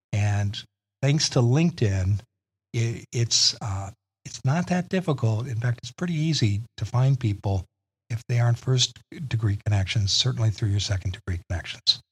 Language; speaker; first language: English; native; English